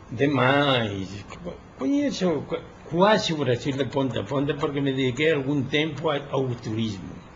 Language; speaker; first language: Portuguese; non-native, fluent; Spanish